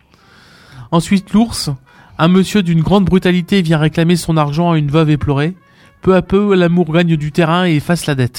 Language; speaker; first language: French; native; French